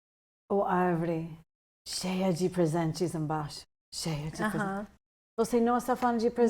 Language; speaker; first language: Portuguese; non-native, fluent; English